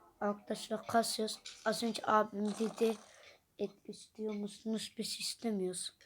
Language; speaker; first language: Turkish; early bilingual, heritage; Dutch